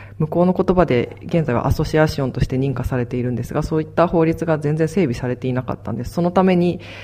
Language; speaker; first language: Japanese; native; Japanese